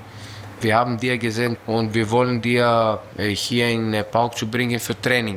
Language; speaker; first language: German; non-native, local second language; Greek